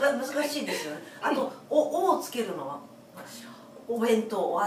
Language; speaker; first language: Japanese; native; Japanese